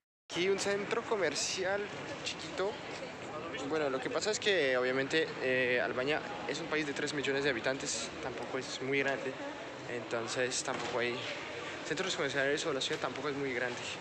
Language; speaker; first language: Spanish; non-native, fluent; French